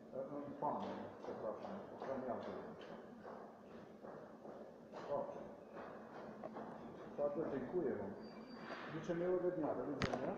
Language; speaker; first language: Polish; non-native, learner; Slovenian